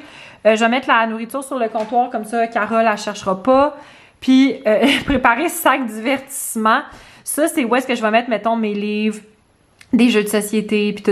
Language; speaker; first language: French; native; French